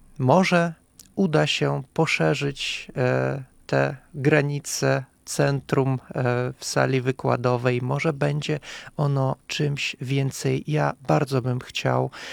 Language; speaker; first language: Polish; non-native, fluent; Russian